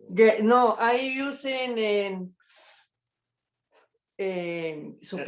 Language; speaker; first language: English; non-native, learner; Spanish